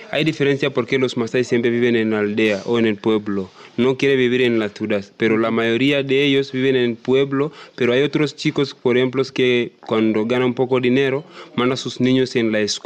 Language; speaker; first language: Spanish; non-native, learner; Masai